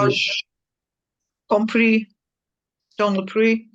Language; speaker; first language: French; non-native, learner; English